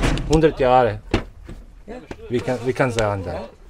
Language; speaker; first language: German; non-native, learner; Serbian